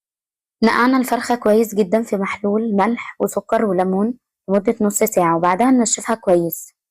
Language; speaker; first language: Arabic; native; Arabic